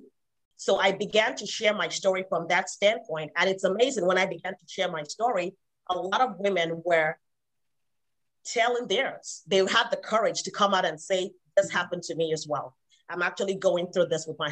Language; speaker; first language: English; non-native, local second language; Igbo